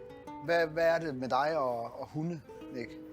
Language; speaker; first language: Danish; native; Danish